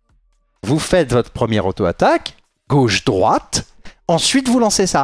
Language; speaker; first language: French; native; French